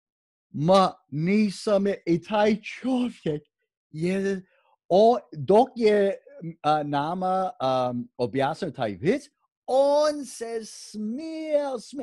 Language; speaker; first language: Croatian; non-native, fluent; English